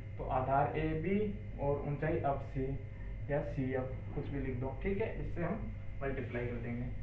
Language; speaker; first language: Hindi; native; Hindi